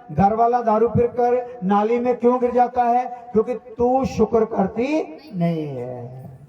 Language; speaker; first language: Hindi; non-native, local second language; Punjabi